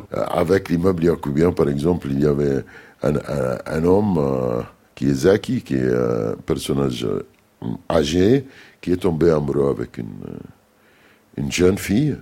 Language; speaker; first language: French; non-native, fluent; Arabic